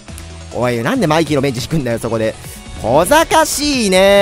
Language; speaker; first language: Japanese; native; Japanese